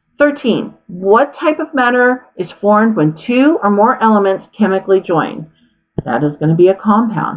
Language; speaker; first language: English; native; English